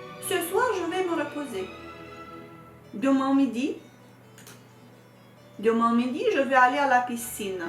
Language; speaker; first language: French; non-native, fluent; Romanian